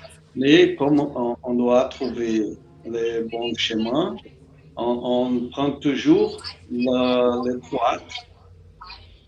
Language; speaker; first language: French; non-native, fluent; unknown